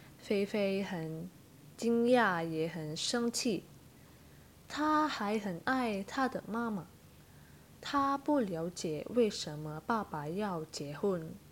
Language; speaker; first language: Chinese; non-native, fluent; Indonesian